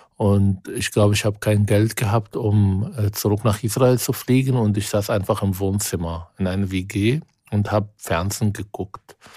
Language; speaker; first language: German; non-native, fluent; Arabic